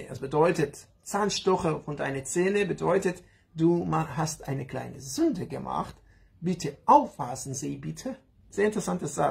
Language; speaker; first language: German; non-native, learner; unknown